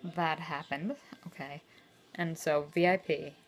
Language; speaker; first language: English; native; English